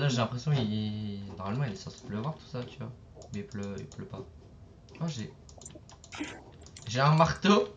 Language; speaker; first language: French; native; French